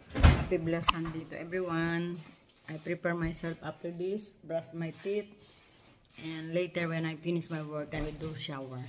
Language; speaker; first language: English; non-native, learner; Filipino